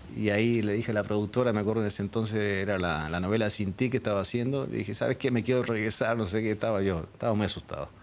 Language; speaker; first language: Spanish; early bilingual, other home language; Dutch